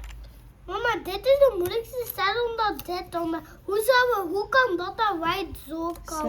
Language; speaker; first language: Dutch; early bilingual, other home language; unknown